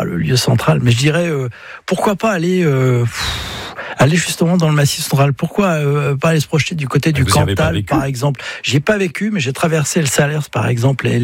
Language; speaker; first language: French; native; French